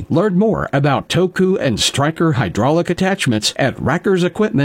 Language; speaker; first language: English; native; English